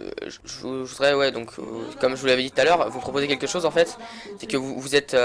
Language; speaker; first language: French; native; French